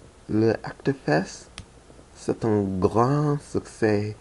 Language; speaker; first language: French; non-native, learner; English